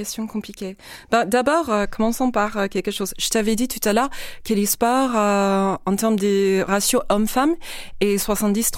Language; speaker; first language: French; non-native, fluent; English